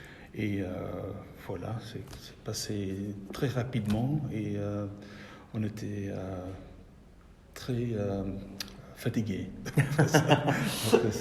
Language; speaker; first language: French; non-native, local second language; Dutch